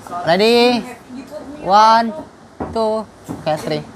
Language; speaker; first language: English; non-native, learner; Indonesian